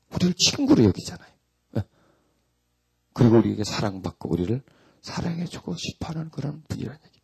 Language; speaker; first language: Korean; native; Korean